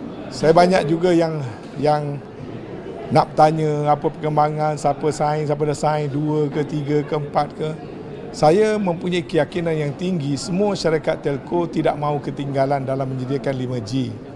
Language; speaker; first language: Malay; native; Malay